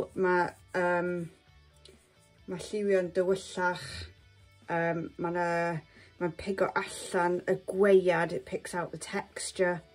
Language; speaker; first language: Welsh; non-native, local second language; English